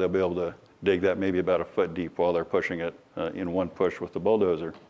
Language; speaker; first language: English; native; English